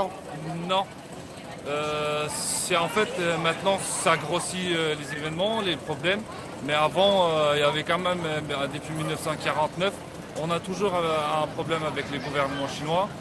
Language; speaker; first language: French; non-native, learner; Uyghur